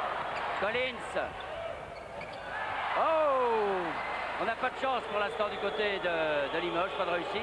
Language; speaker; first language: French; native; French